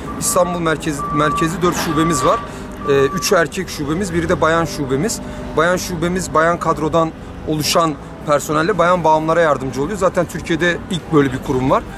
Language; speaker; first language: Turkish; native; Turkish